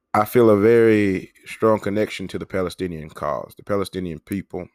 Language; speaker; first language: English; native; English